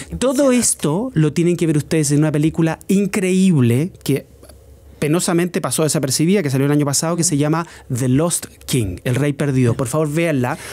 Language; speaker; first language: Spanish; native; Spanish